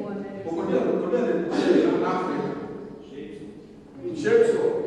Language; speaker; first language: Lithuanian; non-native, learner; Igbo